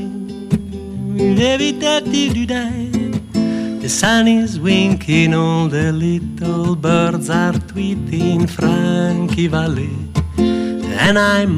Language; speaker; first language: English; non-native, fluent; Italian